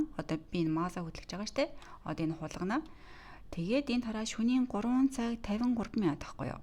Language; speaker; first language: Mongolian; native; Mongolian